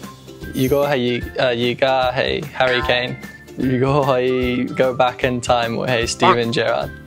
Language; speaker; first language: Cantonese; early bilingual, heritage; English